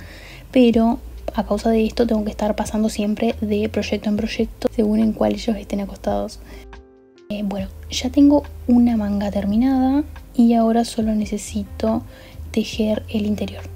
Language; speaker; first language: Spanish; native; Spanish